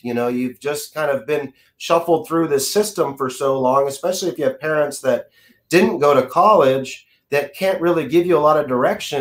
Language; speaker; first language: English; native; English